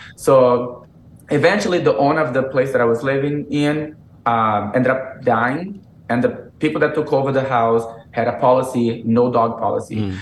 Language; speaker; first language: English; non-native, fluent; Portuguese